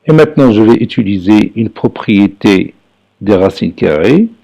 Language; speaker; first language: French; non-native, local second language; Arabic